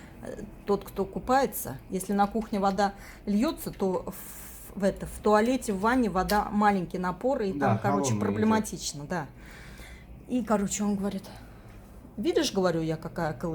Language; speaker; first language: Russian; native; Russian